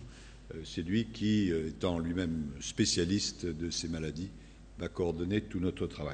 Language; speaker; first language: French; native; French